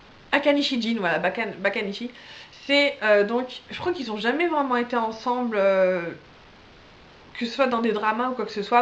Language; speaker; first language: French; native; French